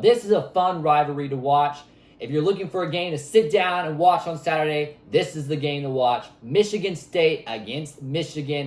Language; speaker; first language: English; native; English